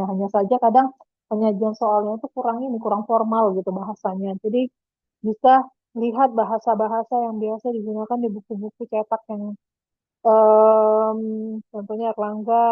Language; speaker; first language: Indonesian; native; Indonesian